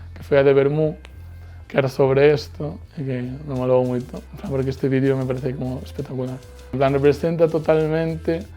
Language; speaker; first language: Galician; native; Galician